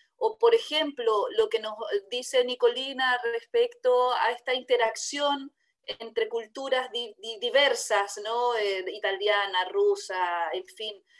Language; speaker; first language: Spanish; native; Spanish